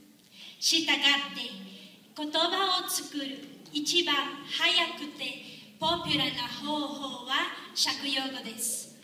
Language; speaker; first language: Japanese; non-native, learner; Spanish